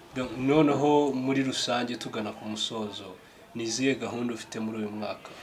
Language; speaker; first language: Kinyarwanda; native; Kinyarwanda